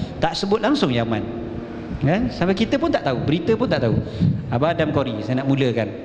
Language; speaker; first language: Malay; native; Malay